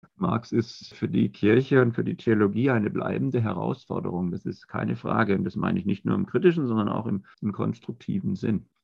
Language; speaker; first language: German; native; German